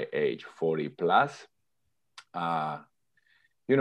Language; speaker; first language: English; non-native, fluent; Spanish